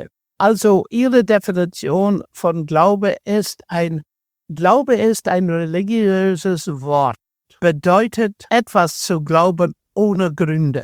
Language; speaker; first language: German; non-native, fluent; English